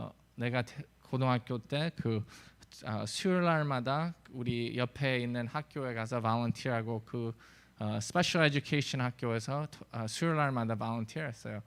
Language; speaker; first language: Korean; early bilingual, heritage; English